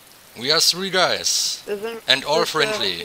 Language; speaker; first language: English; non-native, fluent; German